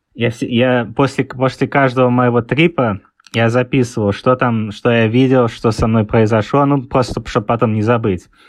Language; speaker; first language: Russian; early bilingual, heritage; Russian